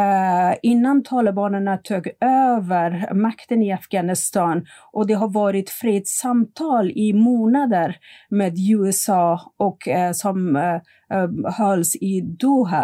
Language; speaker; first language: Swedish; non-native, fluent; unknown